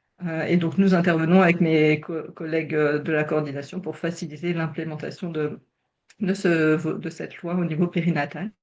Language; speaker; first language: French; native; French